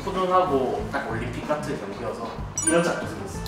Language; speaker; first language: Korean; native; Korean